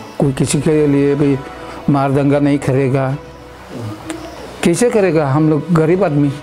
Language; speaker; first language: Hindi; non-native, local second language; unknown